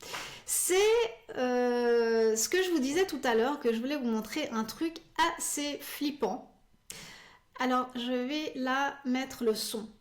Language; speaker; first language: French; native; French